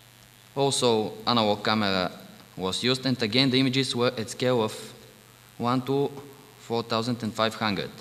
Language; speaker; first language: English; non-native, fluent; Bulgarian